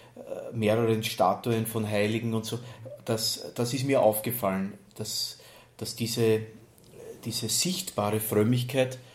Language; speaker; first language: German; native; German